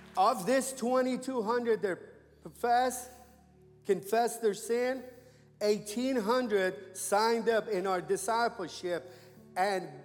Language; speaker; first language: English; non-native, fluent; Persian